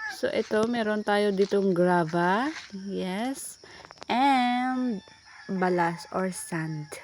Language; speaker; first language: Filipino; non-native, local second language; Cebuano